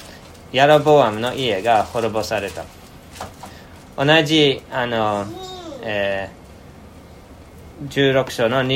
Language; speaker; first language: Japanese; non-native, fluent; English